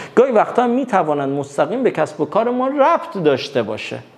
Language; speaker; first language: Persian; native; Persian